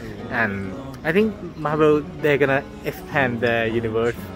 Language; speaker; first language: English; non-native, fluent; Thai